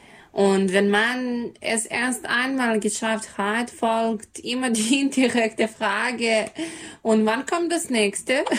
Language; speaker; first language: German; non-native, learner; Serbian